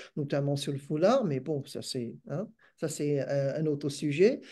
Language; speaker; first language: French; non-native, fluent; English